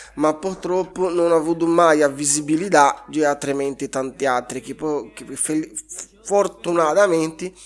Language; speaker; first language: Italian; non-native, fluent; Portuguese